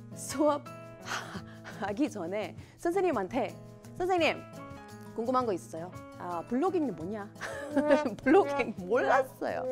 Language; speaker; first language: Korean; non-native, fluent; English